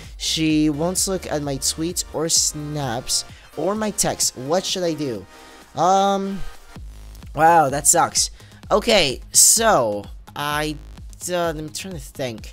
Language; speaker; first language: English; native; English